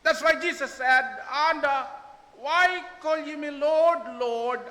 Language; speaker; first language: English; non-native, local second language; Filipino